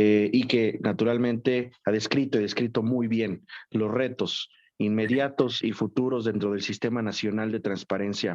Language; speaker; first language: Spanish; native; Spanish